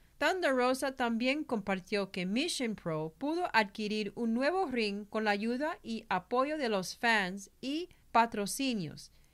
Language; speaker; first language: Spanish; early bilingual, heritage; Spanish